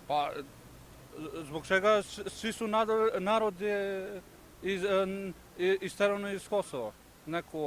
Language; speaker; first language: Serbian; non-native, local second language; Albanian